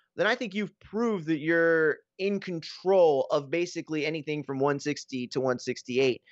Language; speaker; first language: English; native; English